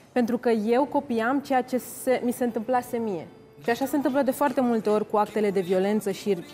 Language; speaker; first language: Romanian; native; Romanian